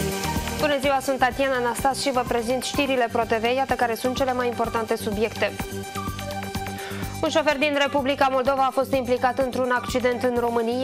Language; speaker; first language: Romanian; native; Romanian